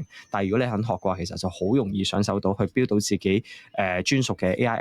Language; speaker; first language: Cantonese; native; Cantonese